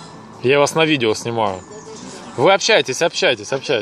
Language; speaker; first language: Russian; native; Russian